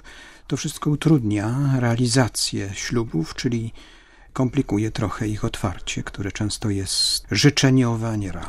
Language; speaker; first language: Polish; native; Polish